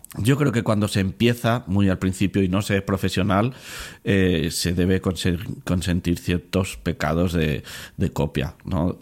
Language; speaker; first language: Spanish; native; Spanish